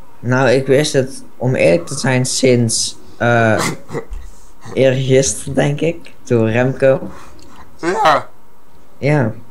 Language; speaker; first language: Dutch; native; Dutch